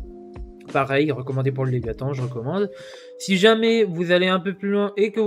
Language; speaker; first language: French; native; French